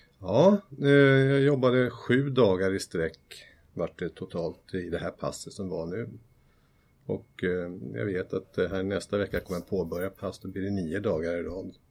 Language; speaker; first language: Swedish; native; Swedish